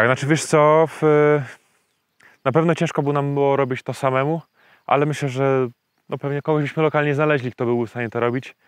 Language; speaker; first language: Polish; native; Polish